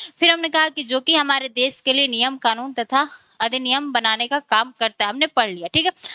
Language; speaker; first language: Hindi; native; Hindi